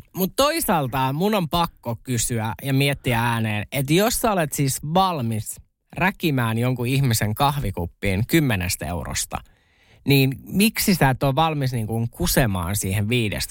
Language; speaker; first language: Finnish; native; Finnish